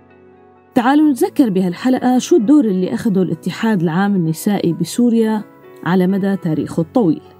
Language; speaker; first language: Arabic; native; Arabic